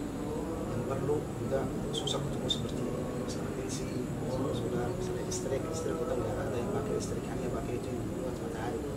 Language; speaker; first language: Indonesian; non-native, fluent; Arabic